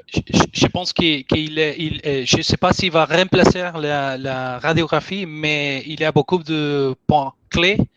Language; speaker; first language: French; non-native, learner; Spanish